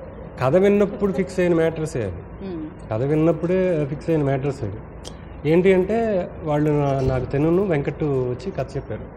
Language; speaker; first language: Telugu; native; Telugu